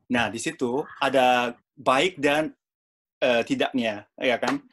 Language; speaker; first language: Indonesian; non-native, fluent; Japanese